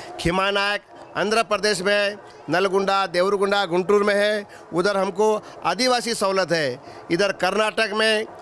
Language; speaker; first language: Hindi; non-native, local second language; Lambadi